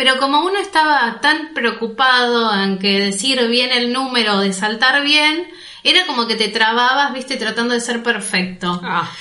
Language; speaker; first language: Spanish; native; Spanish